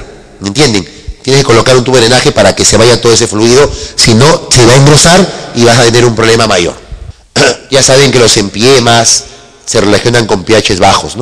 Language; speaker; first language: Spanish; native; Spanish